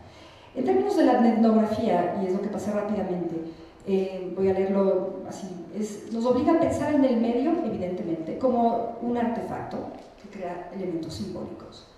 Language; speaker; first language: Spanish; native; Spanish